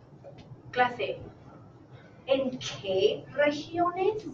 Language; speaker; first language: Spanish; non-native, fluent; English